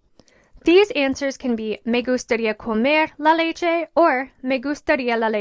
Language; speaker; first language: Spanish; non-native, fluent; English